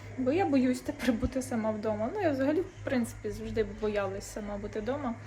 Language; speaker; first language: Ukrainian; native; Ukrainian